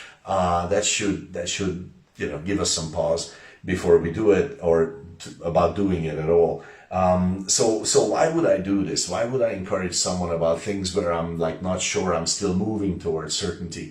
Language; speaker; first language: English; non-native, fluent; Hungarian